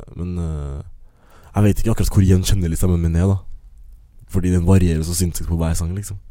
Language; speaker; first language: Norwegian; early bilingual, other home language; Akan